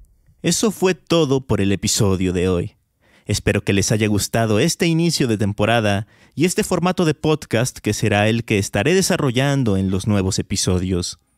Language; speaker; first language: Spanish; native; Spanish